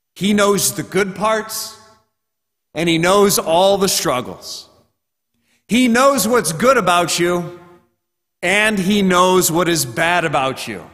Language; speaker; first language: English; native; English